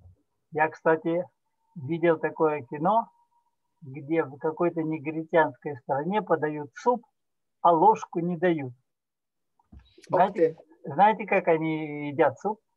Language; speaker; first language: Russian; native; Russian